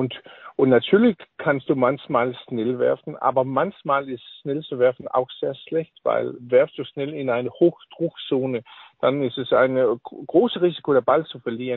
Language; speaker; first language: German; non-native, learner; Danish